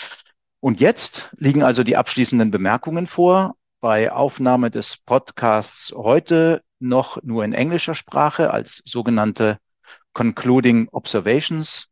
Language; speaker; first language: German; native; German